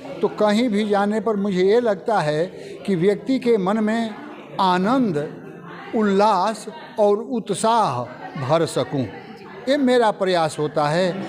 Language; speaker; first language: Hindi; native; Hindi